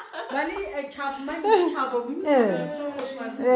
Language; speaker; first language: Persian; native; Persian